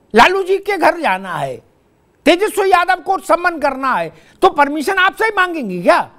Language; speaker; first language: Hindi; native; Hindi